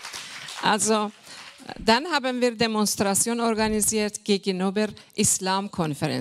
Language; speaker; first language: German; non-native, learner; Persian